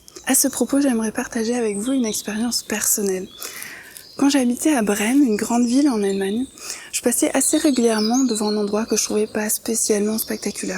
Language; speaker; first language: French; native; French